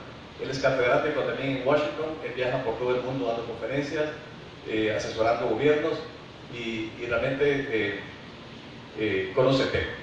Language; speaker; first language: Spanish; native; Spanish